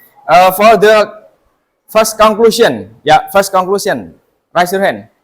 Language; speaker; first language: English; non-native, fluent; Indonesian